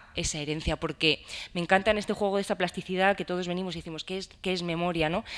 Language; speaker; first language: Spanish; native; Spanish